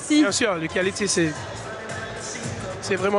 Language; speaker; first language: French; non-native, fluent; Danish